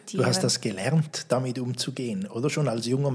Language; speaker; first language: German; native; German